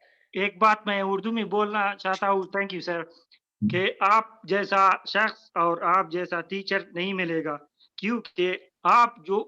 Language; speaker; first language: Hindi; non-native, learner; Pashto